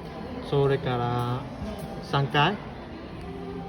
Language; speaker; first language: Japanese; non-native, learner; Hmong